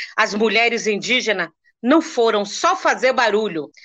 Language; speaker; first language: Portuguese; non-native, local second language; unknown